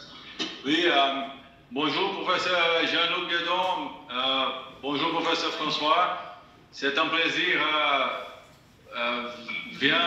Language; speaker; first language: French; non-native, fluent; Portuguese